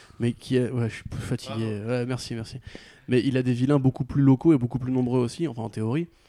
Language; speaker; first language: French; native; French